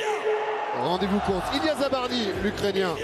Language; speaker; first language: French; native; French